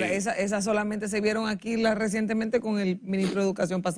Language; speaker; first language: Spanish; native; Spanish